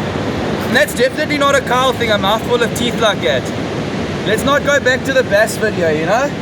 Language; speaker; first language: English; native; English